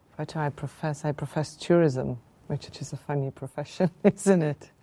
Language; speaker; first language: English; non-native, fluent; Slovenian